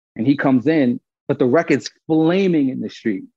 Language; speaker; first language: English; native; English